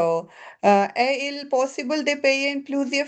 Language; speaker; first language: French; non-native, learner; Punjabi